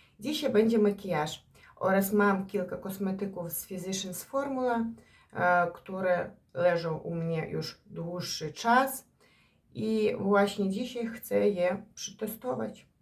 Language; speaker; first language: Polish; non-native, fluent; Ukrainian